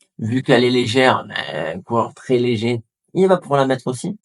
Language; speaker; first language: French; native; French